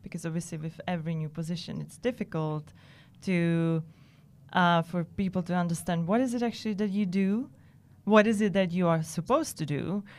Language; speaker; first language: English; non-native, fluent; Czech